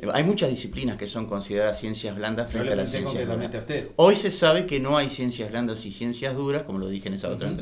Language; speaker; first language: Spanish; native; Spanish